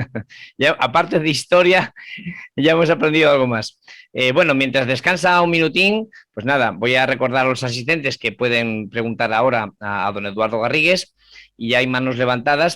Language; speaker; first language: Spanish; native; Spanish